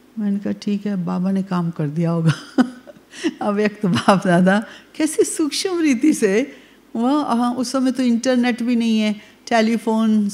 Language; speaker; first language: Hindi; native; Hindi